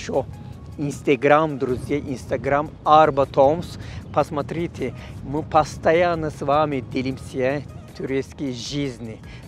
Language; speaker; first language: Russian; non-native, learner; Turkish